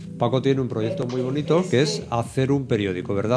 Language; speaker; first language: Spanish; native; Spanish